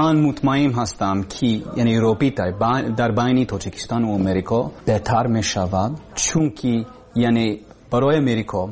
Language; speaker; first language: Persian; non-native, learner; English